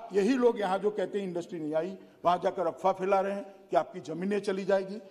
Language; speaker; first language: Hindi; non-native, local second language; Gujarati